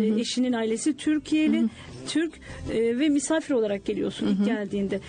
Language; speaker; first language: Turkish; native; Turkish